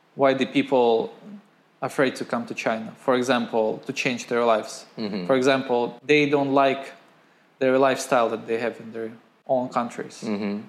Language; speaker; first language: English; non-native, fluent; Ukrainian